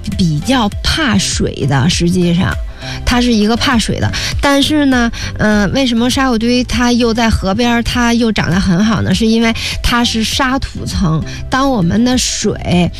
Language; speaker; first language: Chinese; native; Chinese